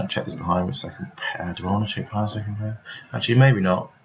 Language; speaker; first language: English; native; English